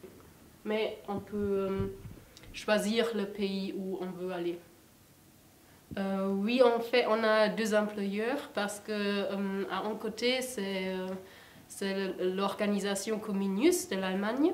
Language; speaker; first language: French; non-native, fluent; German